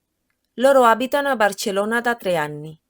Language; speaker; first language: Italian; non-native, fluent; Spanish